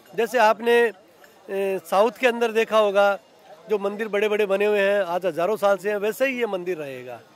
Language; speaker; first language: Hindi; native; Hindi